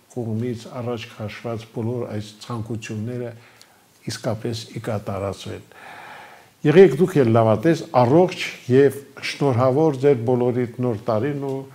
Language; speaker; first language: Armenian; native; Armenian